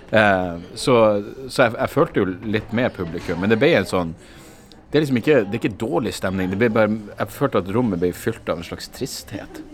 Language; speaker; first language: Norwegian; native; Norwegian